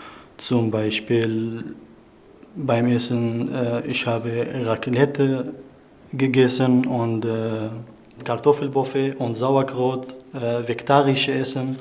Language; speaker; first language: German; non-native, learner; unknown